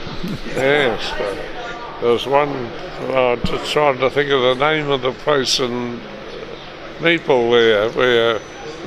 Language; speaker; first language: English; native; English